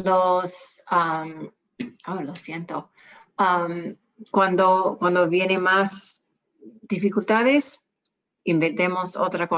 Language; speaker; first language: Spanish; non-native, learner; English